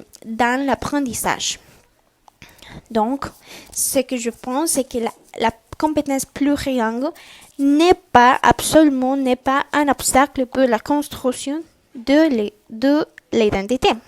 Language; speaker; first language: French; non-native, learner; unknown